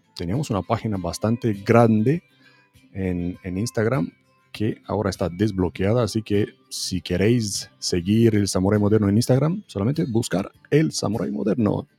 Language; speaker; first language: Spanish; non-native, fluent; Romanian